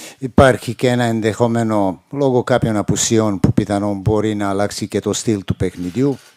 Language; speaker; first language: Greek; non-native, fluent; Serbian